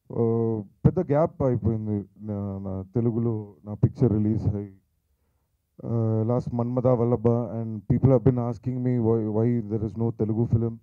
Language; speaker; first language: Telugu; non-native, learner; Tamil